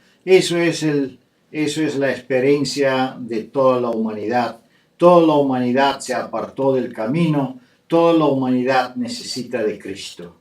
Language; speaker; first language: Spanish; non-native, fluent; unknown